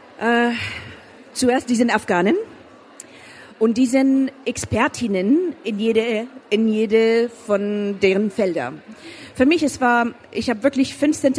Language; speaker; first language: German; non-native, fluent; Persian